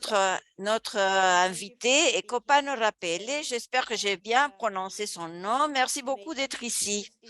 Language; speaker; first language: French; non-native, fluent; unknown